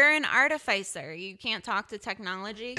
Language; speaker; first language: English; native; English